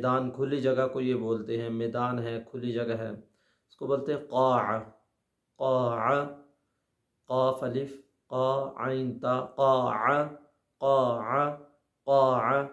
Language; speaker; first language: Urdu; native; Urdu